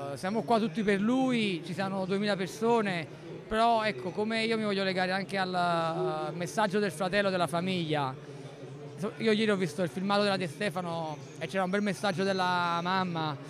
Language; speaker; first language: Italian; native; Italian